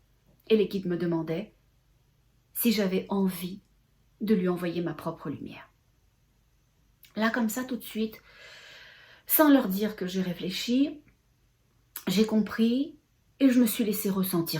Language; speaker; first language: French; native; French